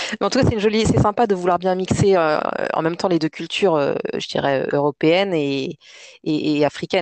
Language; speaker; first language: French; native; French